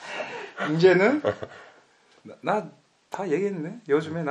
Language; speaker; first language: Korean; early bilingual, heritage; English